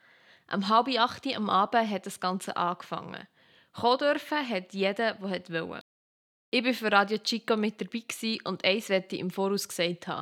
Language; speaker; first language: German; native; German